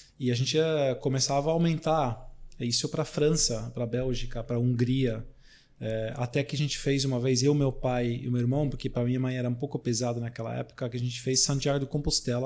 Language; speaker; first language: Portuguese; non-native, fluent; Dutch